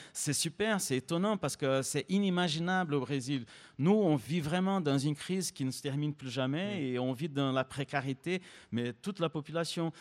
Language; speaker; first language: French; non-native, fluent; Portuguese